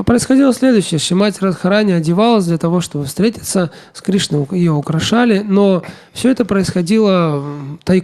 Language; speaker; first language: Russian; native; Russian